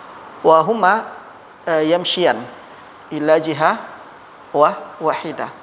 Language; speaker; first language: Arabic; non-native, learner; Malay